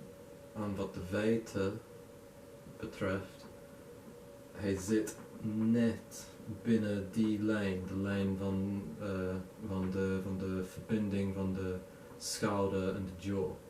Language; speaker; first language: Dutch; non-native, learner; English